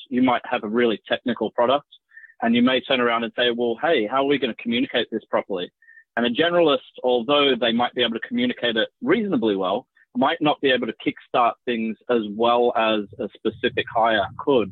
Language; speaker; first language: English; native; English